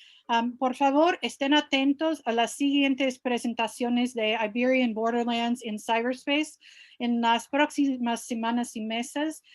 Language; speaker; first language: Spanish; non-native, fluent; English